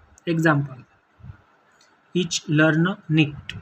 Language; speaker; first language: German; non-native, learner; Gujarati